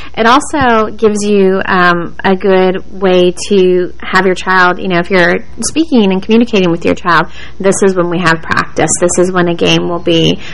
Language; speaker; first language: English; native; English